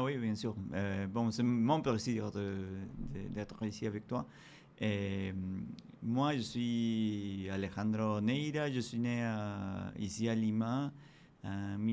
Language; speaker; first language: French; non-native, fluent; Spanish